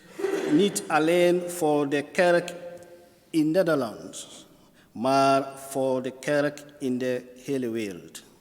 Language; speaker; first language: Dutch; non-native, fluent; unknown